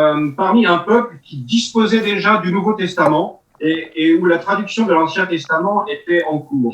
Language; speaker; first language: French; native; French